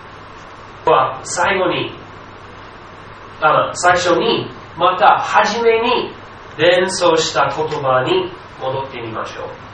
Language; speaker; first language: Japanese; non-native, fluent; English